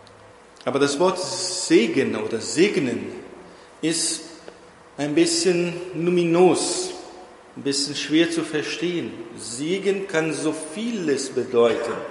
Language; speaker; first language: German; non-native, fluent; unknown